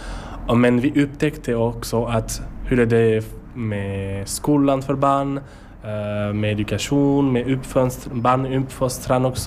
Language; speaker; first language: Swedish; non-native, learner; French